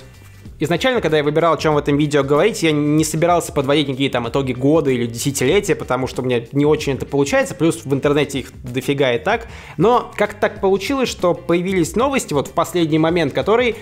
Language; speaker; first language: Russian; native; Russian